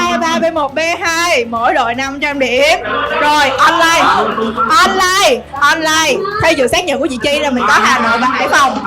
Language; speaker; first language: Vietnamese; native; Vietnamese